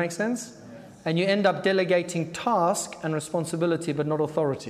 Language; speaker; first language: English; native; English